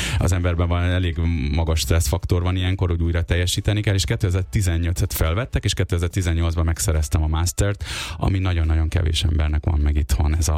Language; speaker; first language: Hungarian; early bilingual, other home language; Urdu